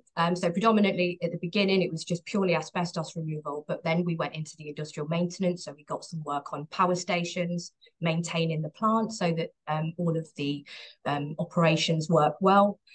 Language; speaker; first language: English; native; English